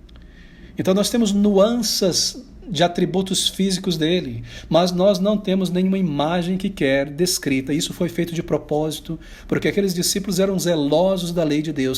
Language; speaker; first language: Portuguese; native; Portuguese